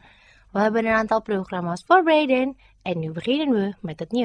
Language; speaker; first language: Dutch; non-native, fluent; Indonesian